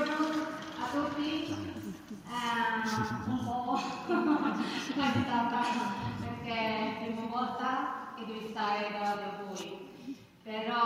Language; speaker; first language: Italian; non-native, learner; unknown